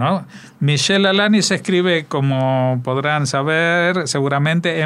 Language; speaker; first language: Spanish; native; Spanish